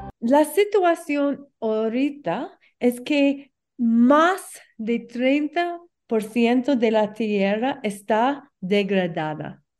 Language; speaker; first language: Spanish; non-native, learner; English